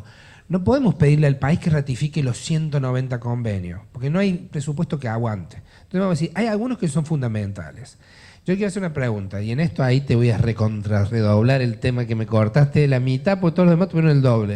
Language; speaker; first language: Spanish; native; Spanish